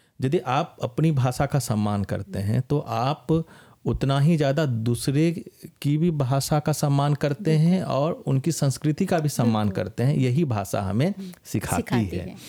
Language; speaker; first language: Hindi; early bilingual, heritage; Hindi